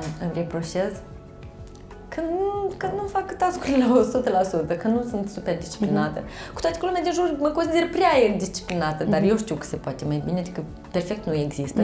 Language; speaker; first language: Romanian; native; Romanian